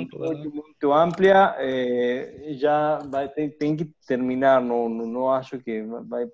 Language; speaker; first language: Portuguese; non-native, fluent; Spanish